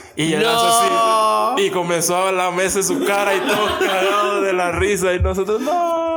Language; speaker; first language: Spanish; native; Spanish